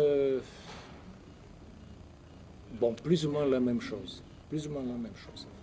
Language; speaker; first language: French; non-native, fluent; Croatian